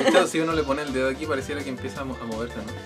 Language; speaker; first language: Spanish; native; Spanish